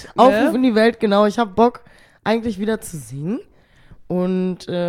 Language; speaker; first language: German; native; German